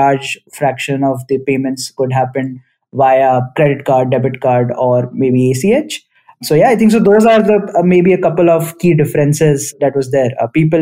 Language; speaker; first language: English; non-native, local second language; Hindi